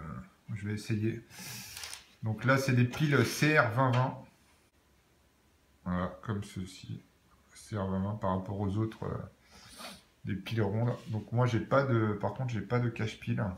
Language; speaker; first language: French; native; French